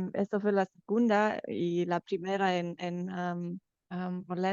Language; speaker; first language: Spanish; non-native, fluent; Romanian